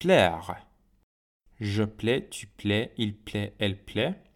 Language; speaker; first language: French; non-native, fluent; Persian